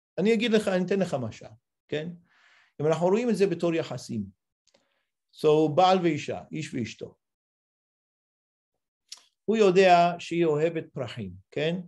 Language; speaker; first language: Hebrew; non-native, fluent; English